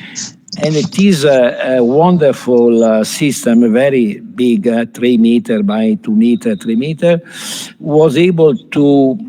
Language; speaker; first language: English; non-native, fluent; Italian